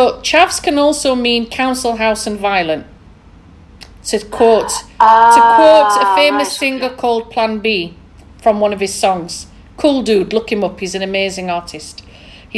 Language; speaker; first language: English; native; English